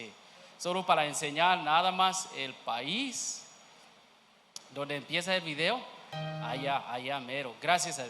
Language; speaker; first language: Spanish; non-native, learner; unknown